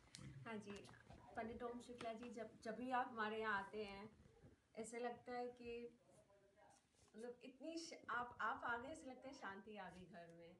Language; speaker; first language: Hindi; native; Hindi